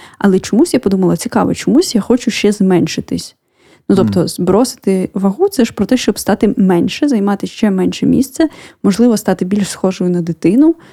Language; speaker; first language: Ukrainian; native; Ukrainian